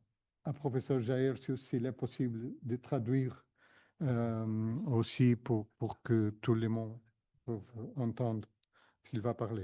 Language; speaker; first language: French; non-native, fluent; Portuguese